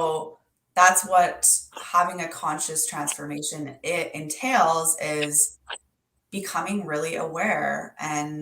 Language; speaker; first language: English; native; English